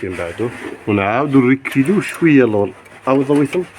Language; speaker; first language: Arabic; native; Arabic